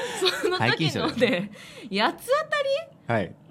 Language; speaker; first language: Japanese; native; Japanese